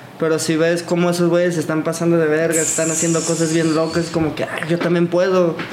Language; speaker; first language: Spanish; early bilingual, other home language; English